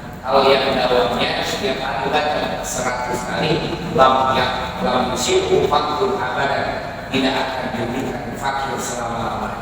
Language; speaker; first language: Indonesian; non-native, local second language; Sundanese